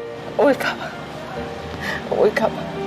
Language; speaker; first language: Korean; non-native, fluent; Vietnamese